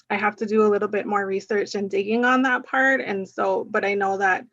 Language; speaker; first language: English; early bilingual, other home language; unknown